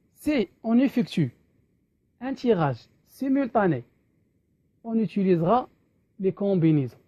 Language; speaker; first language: French; non-native, local second language; Arabic